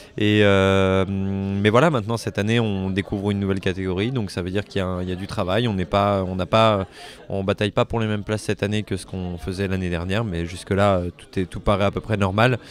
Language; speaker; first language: French; native; French